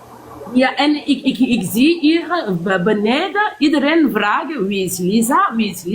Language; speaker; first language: Dutch; non-native, learner; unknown